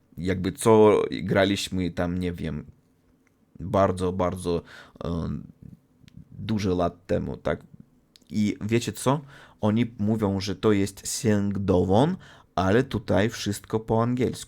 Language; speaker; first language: Polish; non-native, fluent; Russian